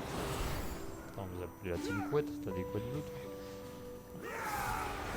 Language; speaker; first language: French; native; French